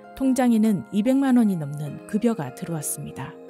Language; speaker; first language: Korean; native; Korean